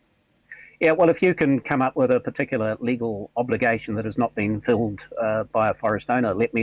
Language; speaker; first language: English; native; English